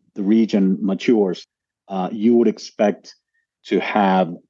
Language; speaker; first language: English; non-native, fluent; Spanish